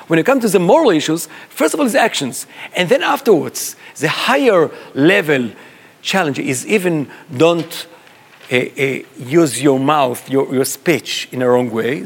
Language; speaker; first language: English; non-native, fluent; Hebrew